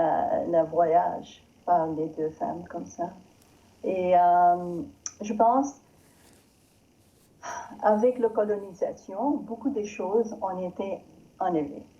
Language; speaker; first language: French; non-native, learner; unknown